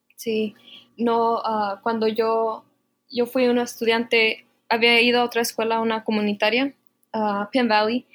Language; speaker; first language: Spanish; early bilingual, heritage; Spanish